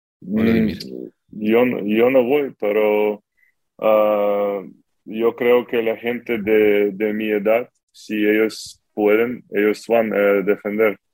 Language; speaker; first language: Spanish; non-native, fluent; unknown